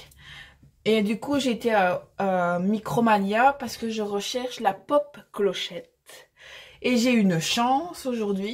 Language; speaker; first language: French; native; French